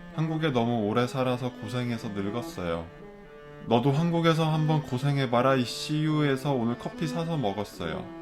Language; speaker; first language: Korean; non-native, fluent; Finnish